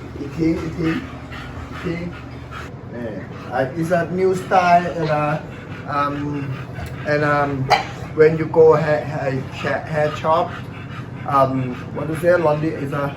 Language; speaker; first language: English; non-native, learner; Thai